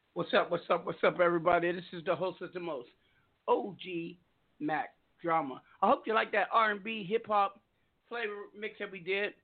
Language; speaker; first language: English; native; English